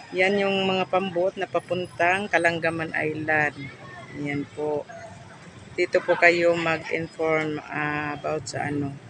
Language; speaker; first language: Filipino; non-native, local second language; Cebuano